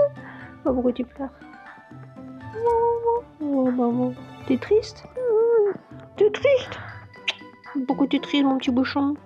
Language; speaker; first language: French; native; French